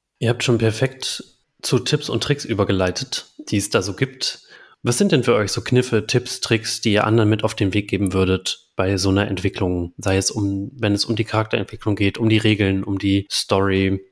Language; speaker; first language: German; native; German